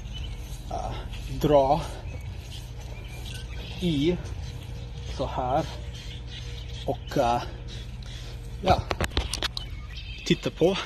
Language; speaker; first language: Swedish; non-native, learner; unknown